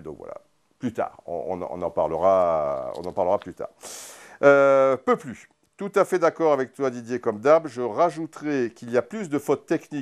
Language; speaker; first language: French; native; French